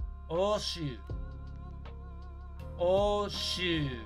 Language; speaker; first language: Japanese; non-native, learner; English